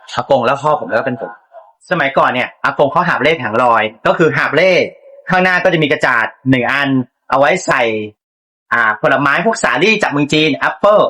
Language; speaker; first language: Thai; native; Thai